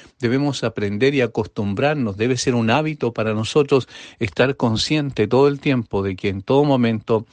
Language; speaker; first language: Spanish; native; Spanish